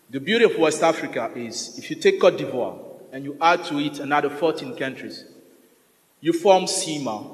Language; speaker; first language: English; non-native, fluent; French